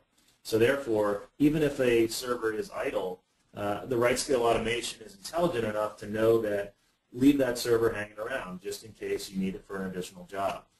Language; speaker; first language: English; native; English